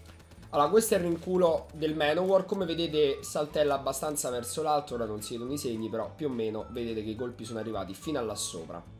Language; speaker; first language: Italian; native; Italian